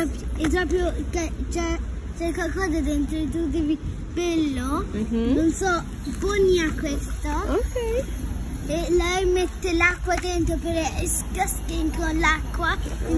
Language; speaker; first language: Italian; early bilingual, heritage; Italian